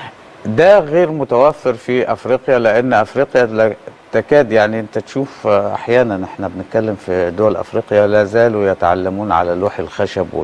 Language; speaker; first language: Arabic; native; Arabic